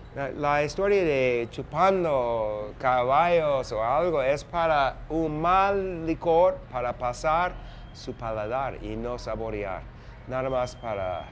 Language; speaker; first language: Spanish; non-native, learner; English